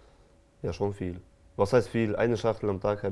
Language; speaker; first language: German; non-native, fluent; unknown